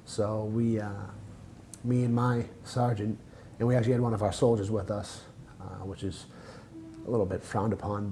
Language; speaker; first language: English; native; English